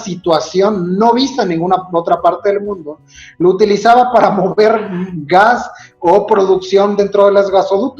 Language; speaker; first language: Spanish; native; Spanish